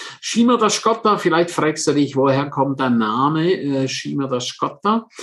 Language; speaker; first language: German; non-native, local second language; Romansh